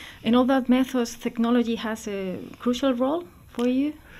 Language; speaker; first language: English; non-native, fluent; Spanish